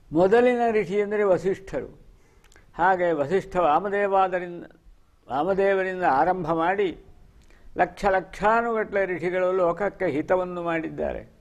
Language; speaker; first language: Kannada; native; Kannada